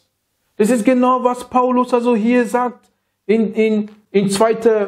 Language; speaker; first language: German; non-native, fluent; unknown